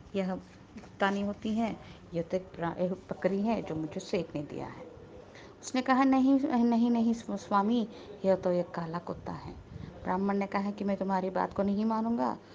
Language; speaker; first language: Hindi; non-native, local second language; Telugu